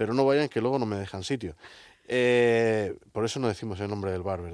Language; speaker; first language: Spanish; native; Spanish